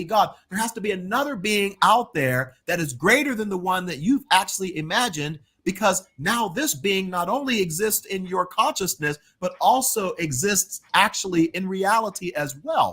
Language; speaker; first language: English; native; English